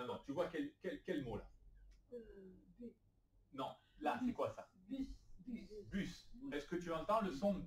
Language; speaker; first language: French; native; French